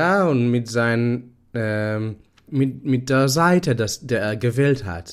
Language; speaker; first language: German; non-native, fluent; Hebrew